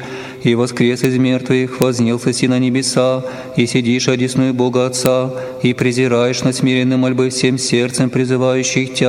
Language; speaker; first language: Russian; native; Russian